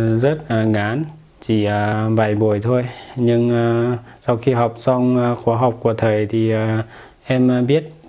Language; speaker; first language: Vietnamese; non-native, fluent; Lao